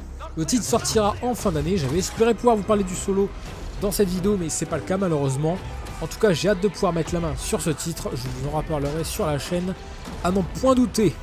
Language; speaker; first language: French; native; French